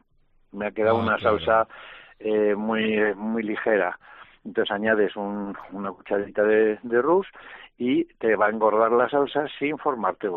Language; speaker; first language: Spanish; native; Spanish